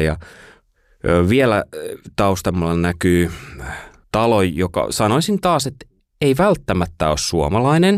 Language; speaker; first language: Finnish; native; Finnish